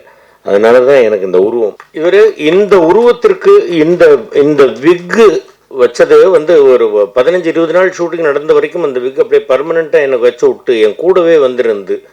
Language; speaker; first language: Tamil; native; Tamil